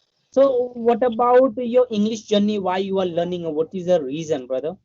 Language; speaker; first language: English; non-native, learner; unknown